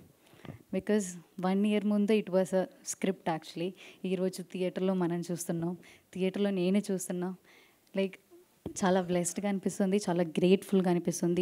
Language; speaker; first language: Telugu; non-native, fluent; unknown